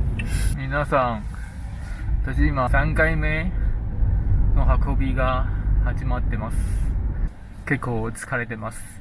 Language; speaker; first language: Japanese; non-native, fluent; Chinese